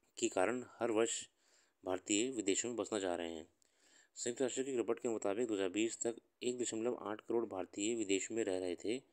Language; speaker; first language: Hindi; native; Hindi